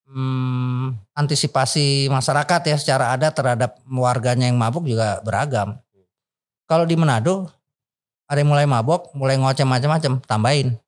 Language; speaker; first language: Indonesian; native; Indonesian